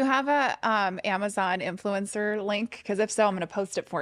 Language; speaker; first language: English; native; English